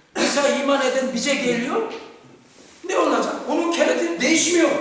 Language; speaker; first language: Turkish; non-native, fluent; Korean